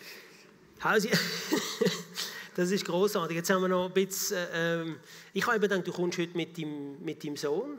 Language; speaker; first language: German; native; German